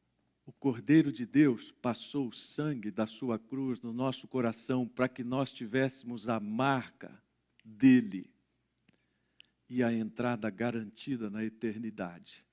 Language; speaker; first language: Portuguese; native; Portuguese